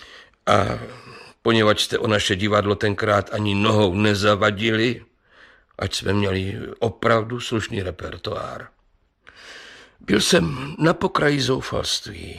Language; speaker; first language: Czech; native; Czech